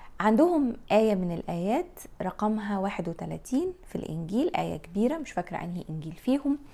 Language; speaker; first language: Arabic; native; Arabic